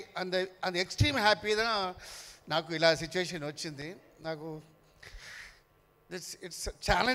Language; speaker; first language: Telugu; non-native, learner; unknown